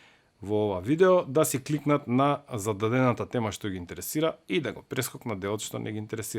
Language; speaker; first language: Macedonian; native; Macedonian